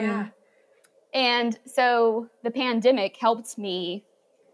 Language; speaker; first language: English; native; English